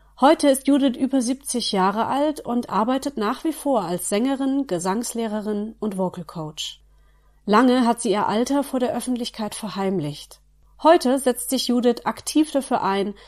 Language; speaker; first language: German; native; German